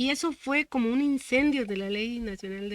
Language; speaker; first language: Spanish; native; Spanish